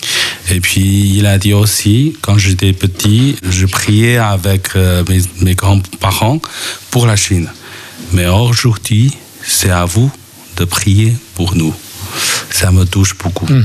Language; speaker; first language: French; non-native, learner; Chinese